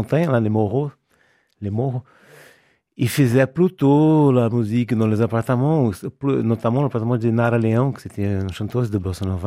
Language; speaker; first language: French; non-native, fluent; Portuguese